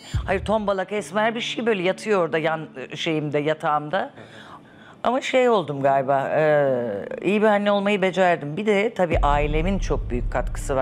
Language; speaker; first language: Turkish; native; Turkish